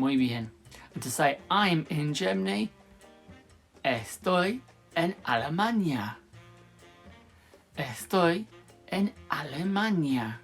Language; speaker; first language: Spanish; non-native, fluent; English